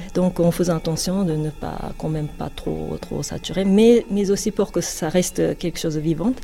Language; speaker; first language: French; non-native, fluent; Japanese